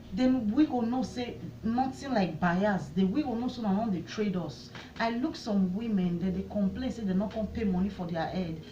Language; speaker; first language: Nigerian Pidgin; non-native, local second language; Bini